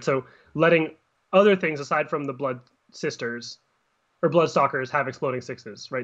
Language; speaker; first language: English; native; English